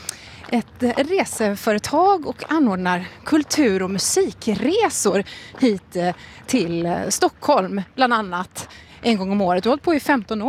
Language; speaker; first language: Swedish; native; Swedish